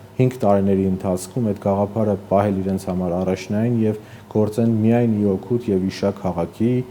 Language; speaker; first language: Armenian; native; Armenian